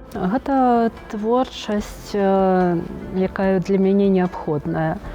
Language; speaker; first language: Belarusian; non-native, local second language; Russian